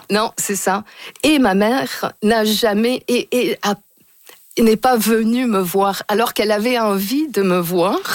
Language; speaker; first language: French; native; French